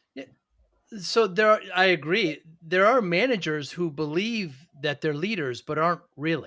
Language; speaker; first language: English; native; English